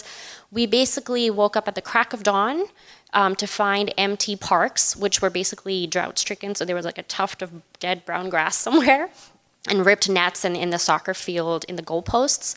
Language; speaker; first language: English; non-native, local second language; Urdu